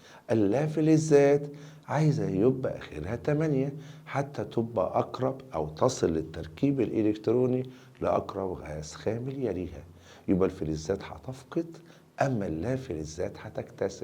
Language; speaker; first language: Arabic; native; Arabic